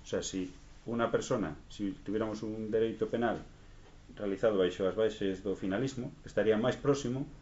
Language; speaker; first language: Spanish; non-native, local second language; Galician